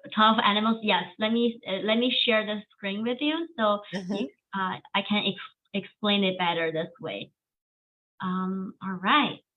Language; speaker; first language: English; non-native, fluent; Chinese